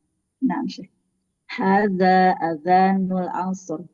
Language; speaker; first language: Arabic; non-native, learner; Indonesian